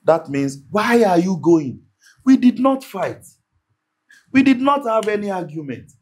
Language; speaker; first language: English; non-native, local second language; Yoruba